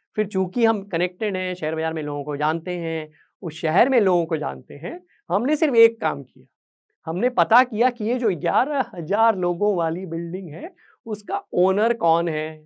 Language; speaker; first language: Hindi; native; Hindi